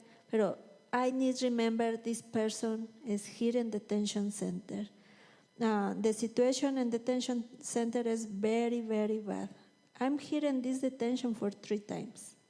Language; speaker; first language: English; non-native, learner; Spanish